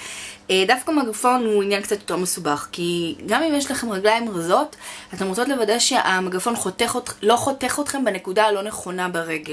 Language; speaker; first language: Hebrew; native; Hebrew